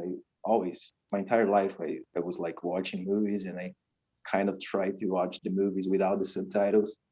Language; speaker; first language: English; non-native, fluent; Portuguese